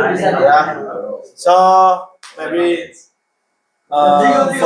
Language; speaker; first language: English; non-native, learner; Indonesian